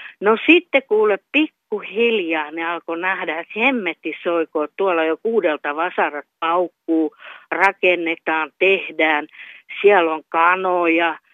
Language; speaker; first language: Finnish; native; Finnish